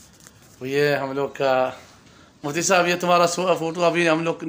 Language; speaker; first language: Hindi; non-native, learner; Arabic